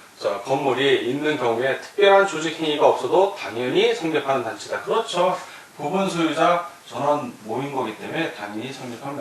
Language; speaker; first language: Korean; native; Korean